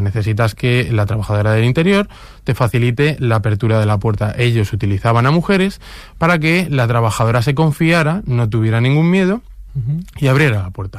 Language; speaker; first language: Spanish; native; Spanish